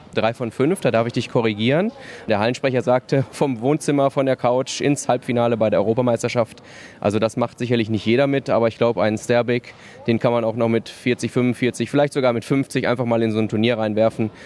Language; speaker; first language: German; native; German